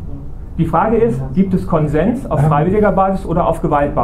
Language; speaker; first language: German; native; German